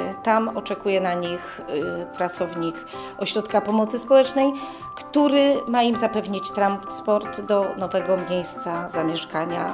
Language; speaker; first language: Polish; native; Polish